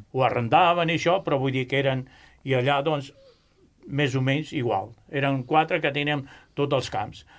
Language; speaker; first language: Catalan; non-native, local second language; Spanish